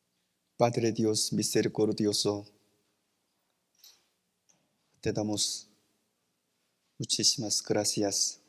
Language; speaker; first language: Spanish; non-native, fluent; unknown